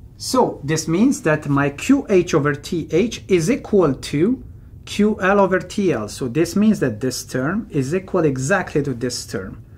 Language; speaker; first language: English; non-native, fluent; Arabic